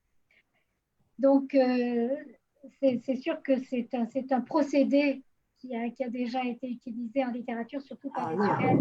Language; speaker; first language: French; native; French